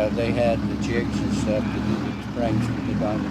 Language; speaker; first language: English; native; English